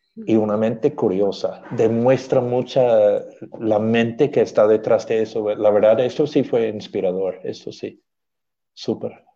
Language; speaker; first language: Spanish; non-native, fluent; English